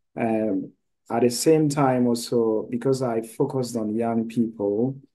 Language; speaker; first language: English; non-native, local second language; Akan